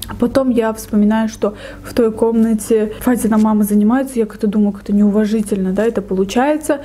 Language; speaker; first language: Russian; non-native, local second language; Lezghian